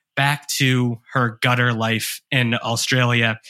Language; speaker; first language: English; native; English